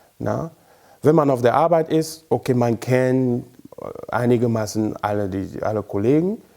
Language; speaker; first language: German; non-native, fluent; French